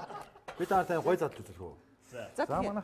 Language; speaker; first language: Mongolian; native; Mongolian